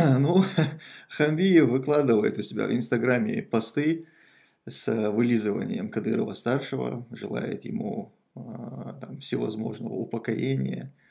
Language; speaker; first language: Russian; non-native, local second language; Chechen